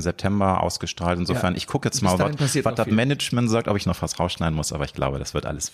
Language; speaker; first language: German; native; German